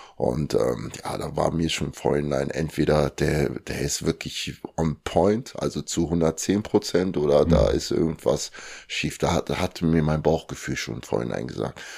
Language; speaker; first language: German; early bilingual, other home language; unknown